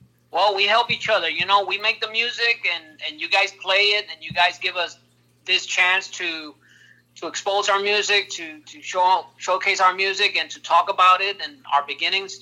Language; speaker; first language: English; early bilingual, other home language; Spanish